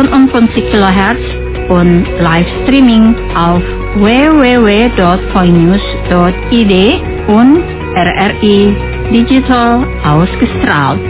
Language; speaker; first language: German; non-native, fluent; Indonesian